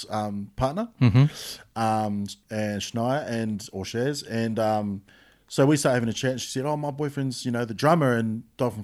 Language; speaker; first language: English; native; English